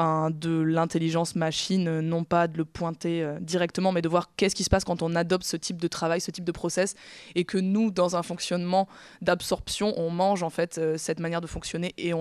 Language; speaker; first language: French; native; French